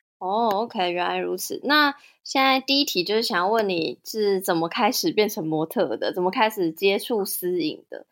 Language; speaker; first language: Chinese; native; Chinese